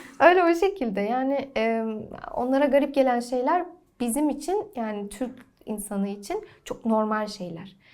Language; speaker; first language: Turkish; early bilingual, heritage; Turkish